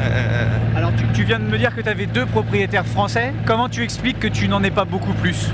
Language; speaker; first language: French; native; French